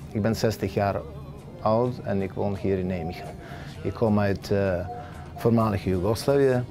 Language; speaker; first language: Dutch; non-native, fluent; Serbian